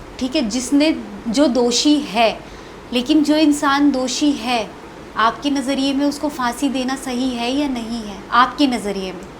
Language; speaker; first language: Hindi; native; Hindi